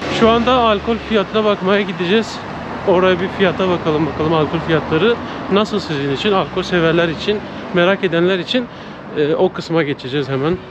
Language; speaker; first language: Turkish; native; Turkish